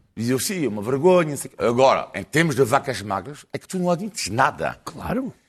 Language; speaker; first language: Portuguese; non-native, fluent; French